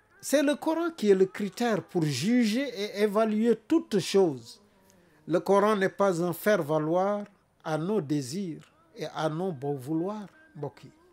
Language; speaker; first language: French; non-native, local second language; Wolof